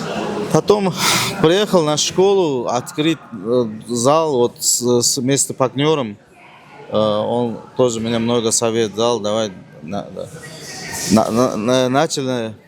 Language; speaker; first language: Russian; non-native, learner; Uzbek